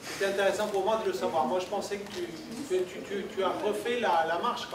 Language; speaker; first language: French; native; French